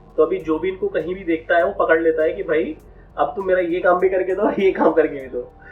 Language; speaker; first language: Hindi; native; Hindi